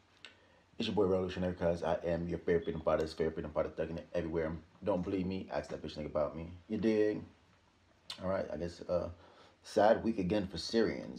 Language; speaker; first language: English; native; English